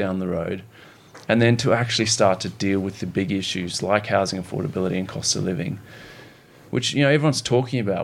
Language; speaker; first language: English; native; English